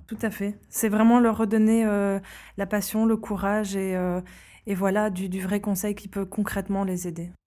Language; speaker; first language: French; native; French